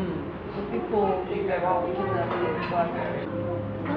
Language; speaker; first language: English; non-native, fluent; Korean